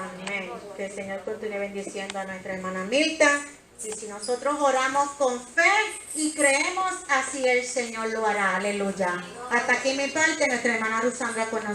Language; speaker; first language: Spanish; native; Spanish